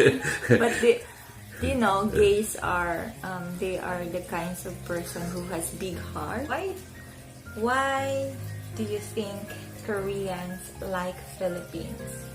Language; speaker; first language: English; non-native, local second language; Filipino